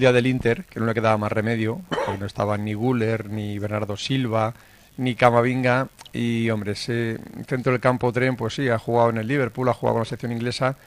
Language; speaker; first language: Spanish; native; Spanish